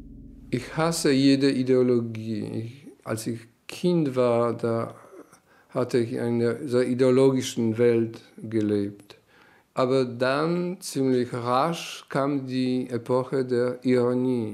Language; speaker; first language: German; non-native, fluent; Polish